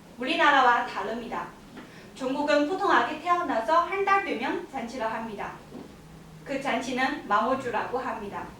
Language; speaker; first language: Korean; non-native, learner; Chinese